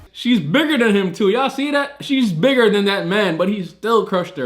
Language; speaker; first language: English; native; English